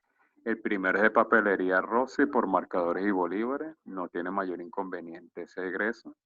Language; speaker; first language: Spanish; native; Spanish